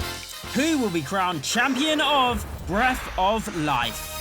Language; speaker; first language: English; native; English